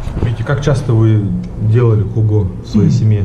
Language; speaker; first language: Russian; native; Russian